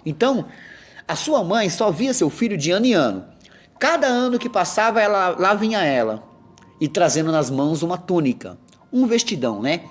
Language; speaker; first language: Portuguese; native; Portuguese